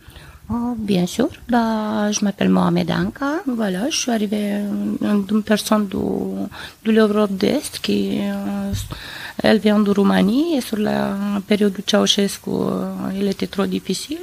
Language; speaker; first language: French; non-native, fluent; Romanian